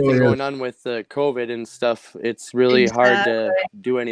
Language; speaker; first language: English; native; English